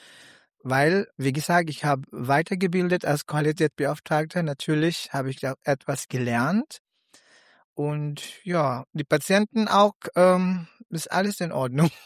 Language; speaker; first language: German; non-native, learner; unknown